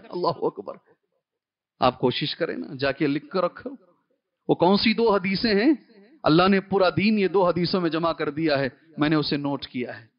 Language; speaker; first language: Urdu; native; Urdu